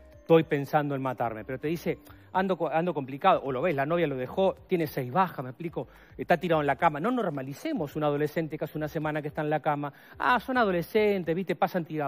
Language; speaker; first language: Spanish; native; Spanish